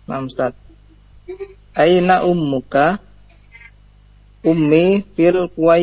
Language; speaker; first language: Arabic; non-native, learner; Indonesian